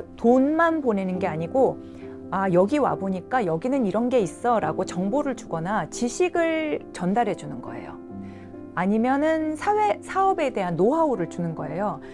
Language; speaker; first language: Korean; native; Korean